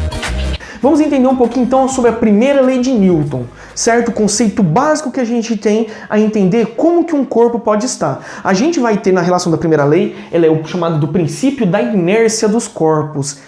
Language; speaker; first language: Portuguese; native; Portuguese